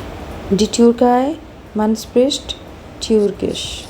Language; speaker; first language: German; non-native, learner; Hindi